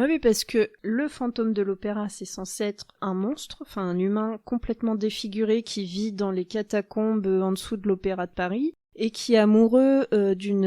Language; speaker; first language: French; native; French